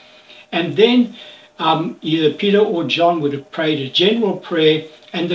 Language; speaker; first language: English; native; English